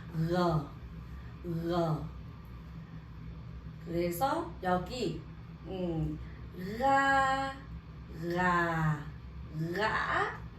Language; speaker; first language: Korean; non-native, learner; Vietnamese